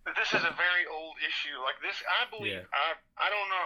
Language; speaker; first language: English; native; English